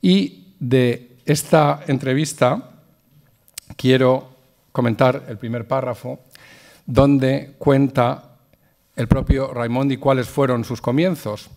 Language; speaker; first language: Spanish; native; Spanish